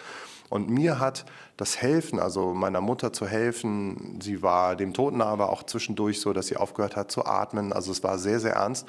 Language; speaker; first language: German; native; German